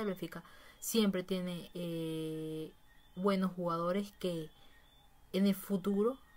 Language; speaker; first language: Spanish; native; Spanish